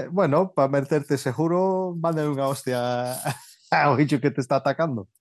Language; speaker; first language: Galician; early bilingual, heritage; Galician